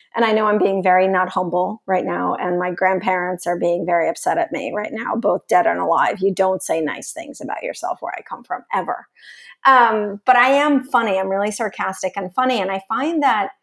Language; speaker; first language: English; early bilingual, other home language; Russian